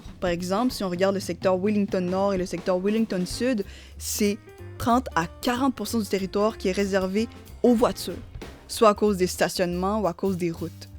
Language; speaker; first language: French; native; French